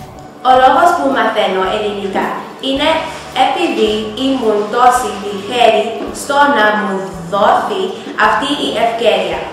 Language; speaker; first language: Greek; non-native, learner; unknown